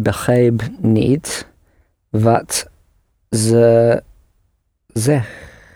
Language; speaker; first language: Dutch; non-native, learner; English